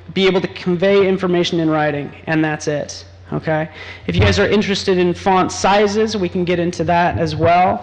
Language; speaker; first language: English; native; English